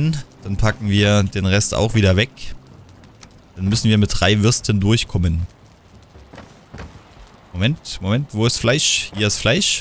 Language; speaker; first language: German; native; German